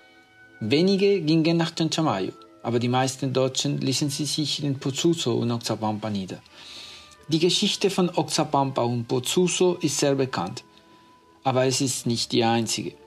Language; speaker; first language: German; non-native, fluent; Spanish